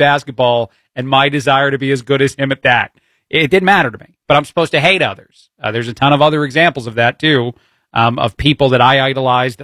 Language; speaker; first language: English; native; English